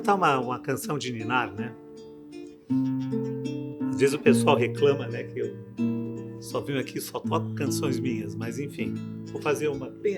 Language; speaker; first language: Portuguese; native; Portuguese